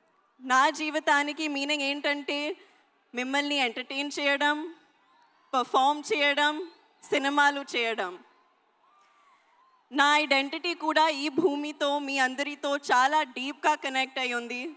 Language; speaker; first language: Telugu; non-native, learner; Hindi